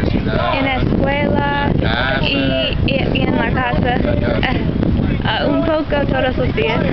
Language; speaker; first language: Spanish; non-native, learner; English